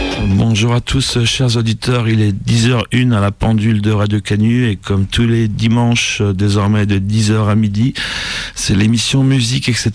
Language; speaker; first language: French; native; French